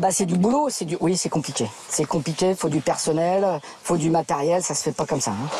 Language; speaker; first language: French; native; French